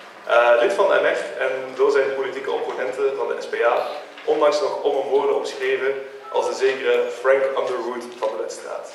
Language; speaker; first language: Dutch; native; Dutch